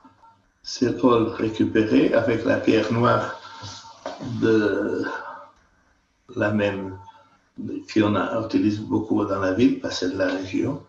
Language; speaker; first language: French; non-native, fluent; Portuguese